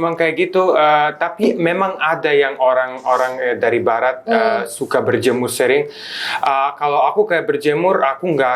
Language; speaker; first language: Indonesian; non-native, fluent; Serbian